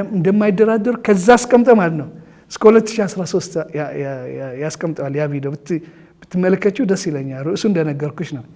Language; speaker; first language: Amharic; non-native, local second language; Tigrinya